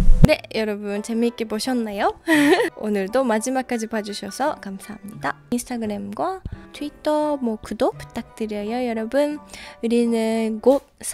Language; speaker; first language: Korean; non-native, fluent; Japanese